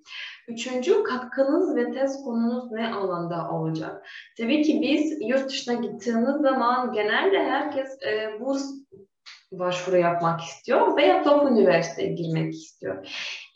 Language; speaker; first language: Turkish; non-native, fluent; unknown